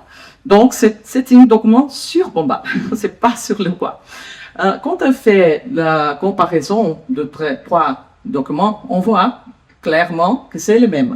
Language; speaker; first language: French; non-native, learner; Portuguese